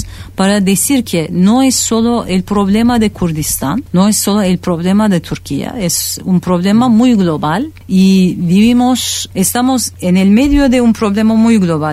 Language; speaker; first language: Spanish; non-native, fluent; Turkish